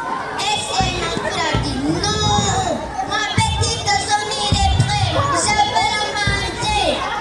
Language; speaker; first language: French; non-native, learner; Kinyarwanda